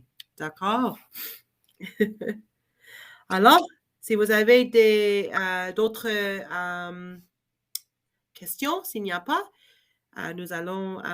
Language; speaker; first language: French; non-native, learner; English